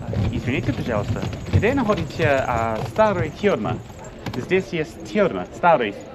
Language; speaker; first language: Russian; non-native, learner; English